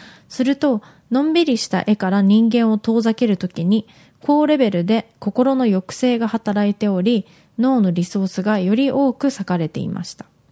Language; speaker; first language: Japanese; early bilingual, heritage; Japanese